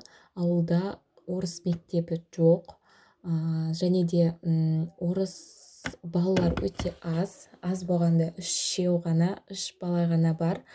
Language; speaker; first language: Kazakh; non-native, local second language; Russian